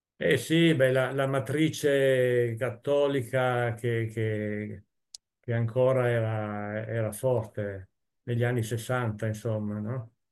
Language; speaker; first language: Italian; native; Italian